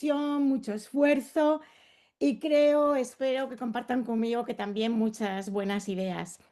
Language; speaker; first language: Spanish; native; Spanish